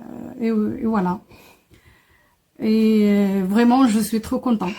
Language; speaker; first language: French; non-native, learner; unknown